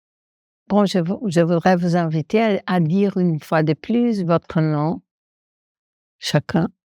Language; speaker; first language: French; non-native, fluent; Portuguese